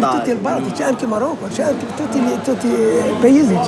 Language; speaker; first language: Italian; non-native, learner; Arabic